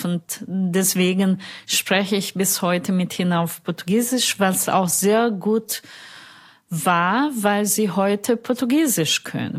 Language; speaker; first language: German; non-native, fluent; Portuguese